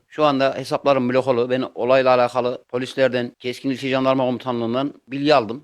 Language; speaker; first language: Turkish; native; Turkish